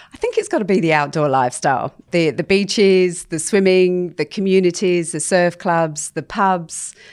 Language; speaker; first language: English; native; English